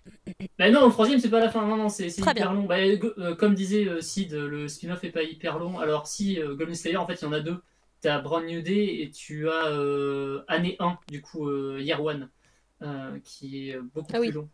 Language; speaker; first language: French; native; French